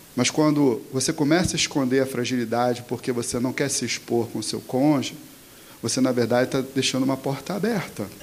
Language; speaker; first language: Portuguese; native; Portuguese